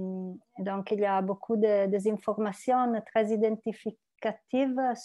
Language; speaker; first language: French; non-native, learner; Italian